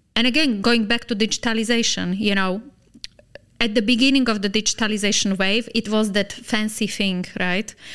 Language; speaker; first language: English; non-native, fluent; Slovak